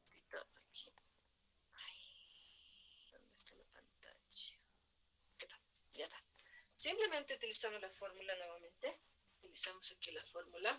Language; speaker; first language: Spanish; native; Spanish